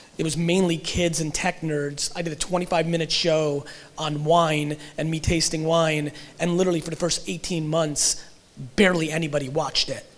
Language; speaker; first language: English; early bilingual, other home language; Russian